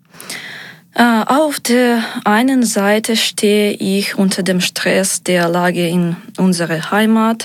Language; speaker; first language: German; non-native, fluent; Ukrainian